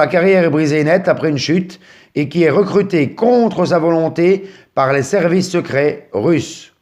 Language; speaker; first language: French; native; French